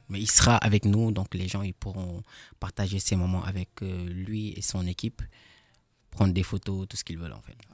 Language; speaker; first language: French; non-native, local second language; Wolof